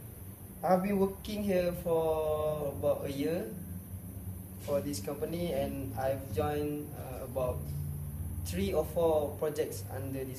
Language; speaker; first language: English; non-native, local second language; Malay